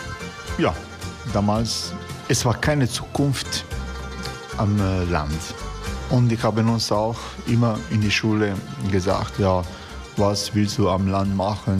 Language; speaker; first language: German; non-native, learner; Croatian